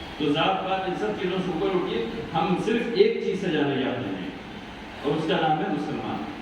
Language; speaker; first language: Urdu; native; Urdu